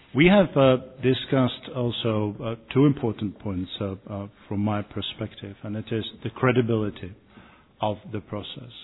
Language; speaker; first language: English; non-native, fluent; Czech